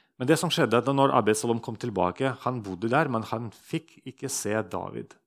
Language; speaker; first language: Norwegian; non-native, fluent; Russian